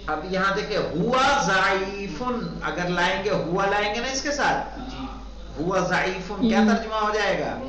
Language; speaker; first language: Urdu; native; Urdu